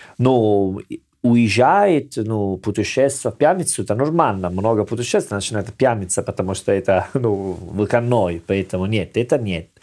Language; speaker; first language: Russian; non-native, learner; Italian